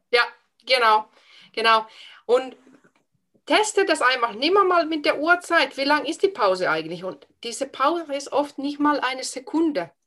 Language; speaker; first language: German; non-native, fluent; Finnish